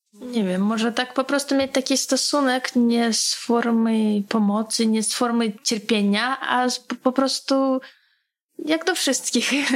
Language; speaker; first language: Polish; non-native, fluent; Russian